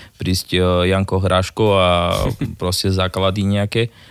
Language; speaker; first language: Slovak; native; Slovak